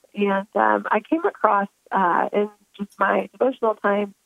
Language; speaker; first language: English; native; English